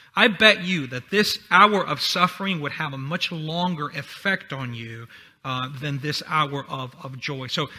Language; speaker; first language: English; non-native, fluent; Spanish